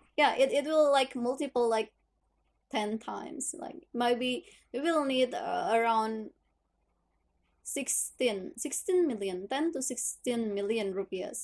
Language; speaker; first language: English; non-native, learner; Indonesian